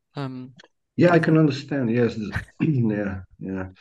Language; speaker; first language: English; non-native, fluent; Croatian